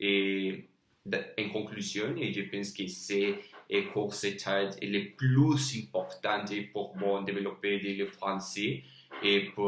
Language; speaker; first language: French; non-native, learner; Spanish